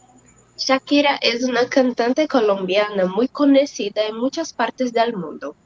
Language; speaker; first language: Spanish; non-native, learner; Portuguese